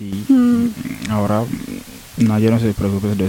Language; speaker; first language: Spanish; non-native, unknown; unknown